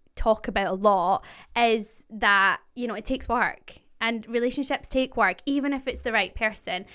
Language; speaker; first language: English; native; English